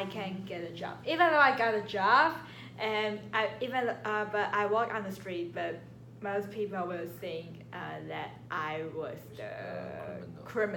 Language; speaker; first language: English; non-native, learner; Chinese